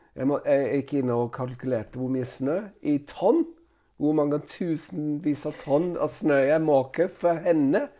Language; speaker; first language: Norwegian; non-native, fluent; Italian